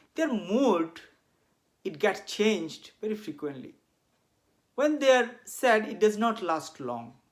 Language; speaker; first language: English; non-native, local second language; Bangla